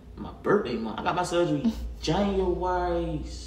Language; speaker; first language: English; native; English